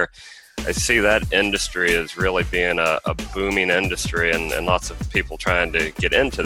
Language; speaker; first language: English; native; English